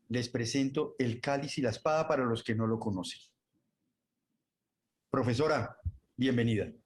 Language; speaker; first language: Spanish; native; Spanish